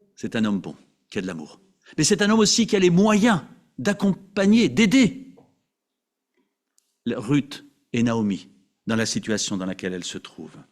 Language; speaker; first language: French; native; French